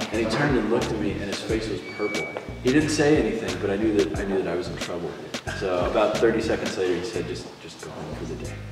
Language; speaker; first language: English; native; English